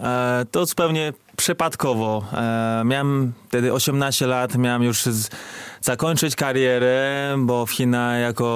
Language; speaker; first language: Polish; non-native, fluent; Chinese